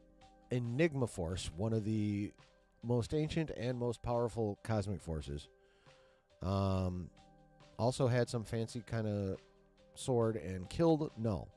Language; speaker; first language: English; native; English